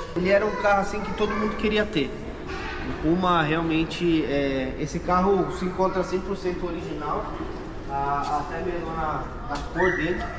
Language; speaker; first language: Portuguese; native; Portuguese